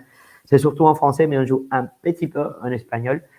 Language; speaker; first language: French; non-native, fluent; Spanish